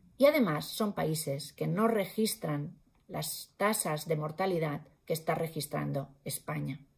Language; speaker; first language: Spanish; non-native, local second language; Catalan